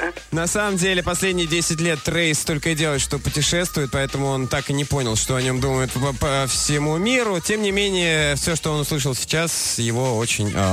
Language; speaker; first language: Russian; native; Russian